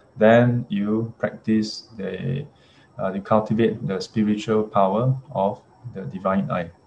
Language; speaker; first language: English; non-native, local second language; Chinese